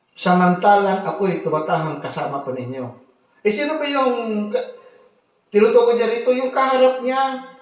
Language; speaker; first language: Filipino; non-native, local second language; Cebuano